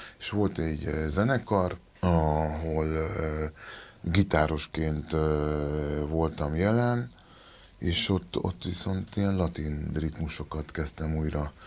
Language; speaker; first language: Hungarian; early bilingual, other home language; Spanish